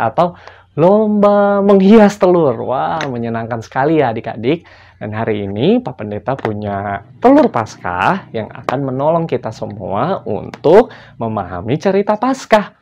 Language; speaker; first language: Indonesian; native; Indonesian